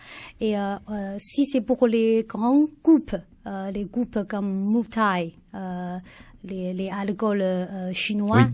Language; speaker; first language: French; non-native, learner; Chinese